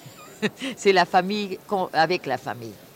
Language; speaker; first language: French; non-native, fluent; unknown